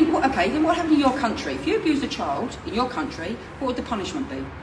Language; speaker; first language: English; native; English